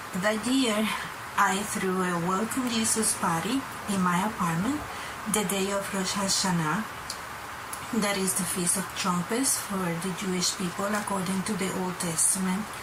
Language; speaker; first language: English; non-native, fluent; Spanish